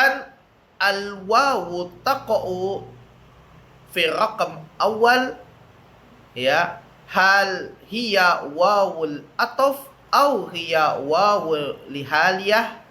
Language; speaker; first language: Arabic; non-native, fluent; Indonesian